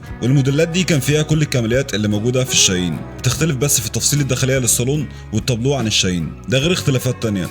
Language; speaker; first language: Arabic; native; Arabic